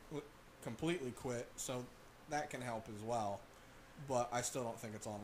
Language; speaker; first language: English; native; English